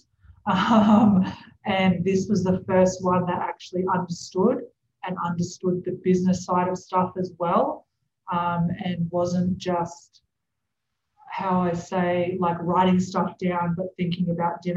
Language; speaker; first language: English; native; English